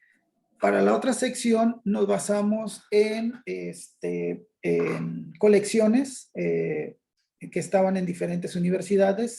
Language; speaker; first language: Spanish; native; Spanish